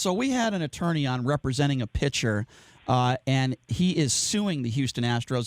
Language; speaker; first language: English; native; English